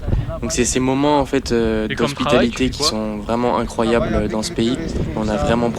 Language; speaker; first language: French; native; French